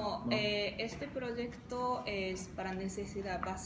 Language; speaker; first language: Spanish; non-native, fluent; Japanese